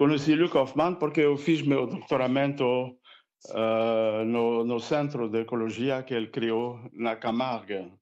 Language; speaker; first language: Portuguese; non-native, fluent; French